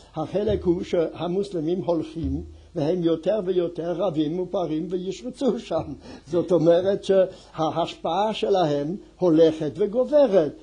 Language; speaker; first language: Hebrew; non-native, fluent; French